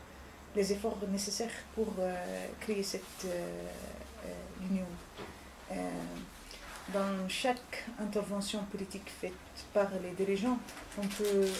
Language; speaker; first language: French; non-native, fluent; Arabic